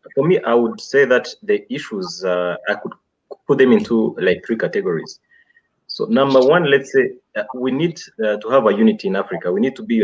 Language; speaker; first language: English; non-native, local second language; Kinyarwanda